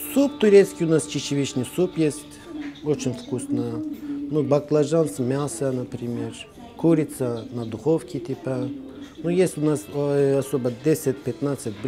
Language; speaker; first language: Russian; non-native, learner; Turkish